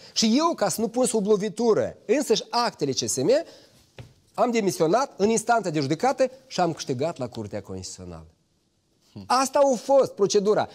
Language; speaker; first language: Romanian; native; Romanian